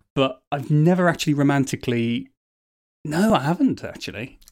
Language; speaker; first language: English; native; English